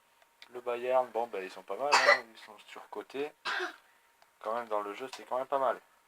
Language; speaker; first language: French; native; French